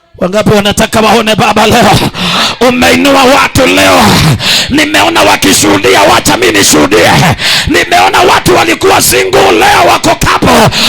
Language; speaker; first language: Swahili; non-native, local second language; Kamba